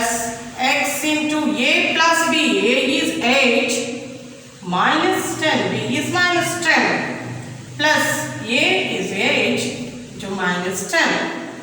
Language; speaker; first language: English; non-native, local second language; Kannada